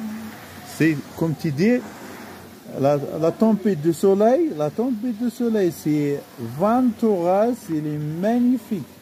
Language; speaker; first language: French; non-native, fluent; Arabic